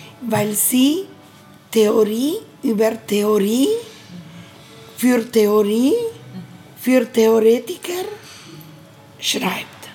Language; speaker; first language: German; non-native, learner; Spanish